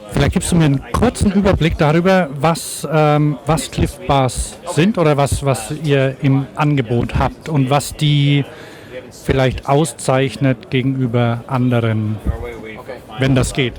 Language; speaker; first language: German; native; German